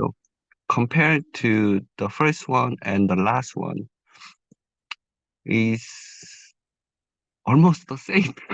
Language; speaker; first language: English; non-native, learner; Korean